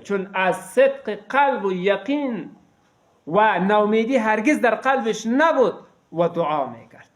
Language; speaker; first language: Persian; native; Persian